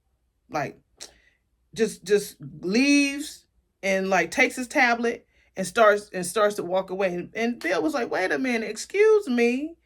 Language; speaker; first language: English; native; English